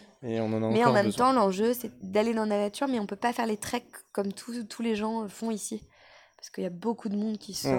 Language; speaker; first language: French; native; French